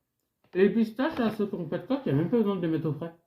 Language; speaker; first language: French; native; French